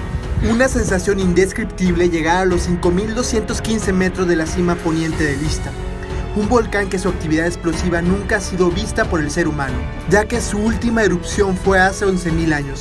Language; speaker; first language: Spanish; native; Spanish